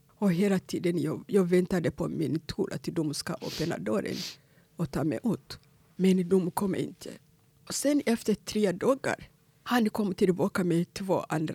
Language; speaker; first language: Swedish; non-native, fluent; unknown